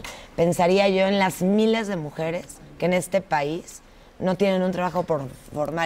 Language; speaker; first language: Spanish; native; Spanish